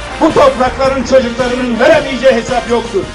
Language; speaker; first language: Turkish; native; Turkish